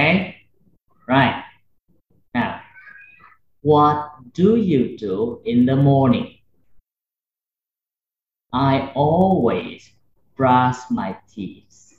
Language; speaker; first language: English; non-native, fluent; Vietnamese